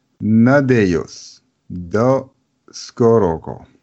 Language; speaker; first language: Russian; non-native, learner; German